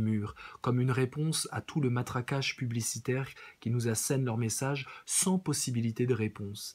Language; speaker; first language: French; native; French